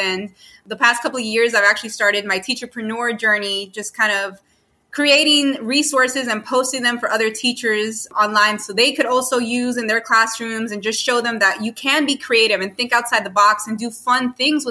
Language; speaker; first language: English; native; English